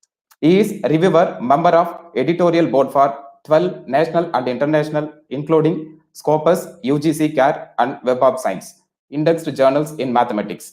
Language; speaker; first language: English; non-native, local second language; Tamil